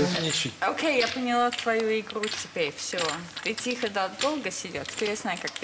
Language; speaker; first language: Russian; early bilingual, heritage; English